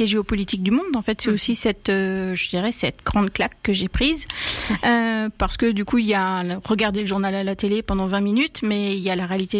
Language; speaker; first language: French; native; French